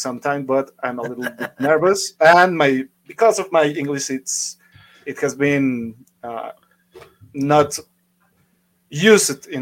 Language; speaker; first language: English; non-native, fluent; Spanish